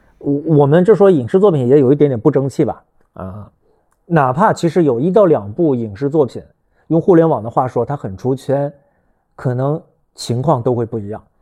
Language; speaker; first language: Chinese; native; Chinese